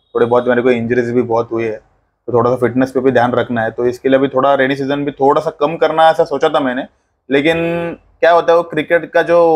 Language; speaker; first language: Hindi; non-native, local second language; Marathi